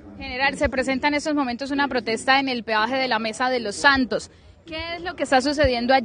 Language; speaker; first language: Spanish; native; Spanish